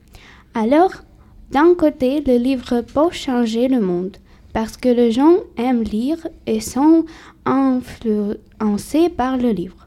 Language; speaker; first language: French; non-native, learner; Tamil